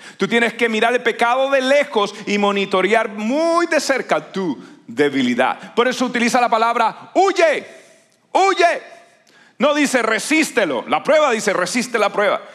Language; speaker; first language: Spanish; native; Spanish